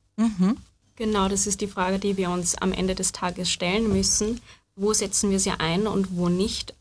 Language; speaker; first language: German; native; German